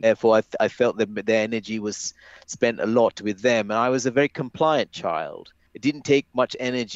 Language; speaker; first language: English; native; English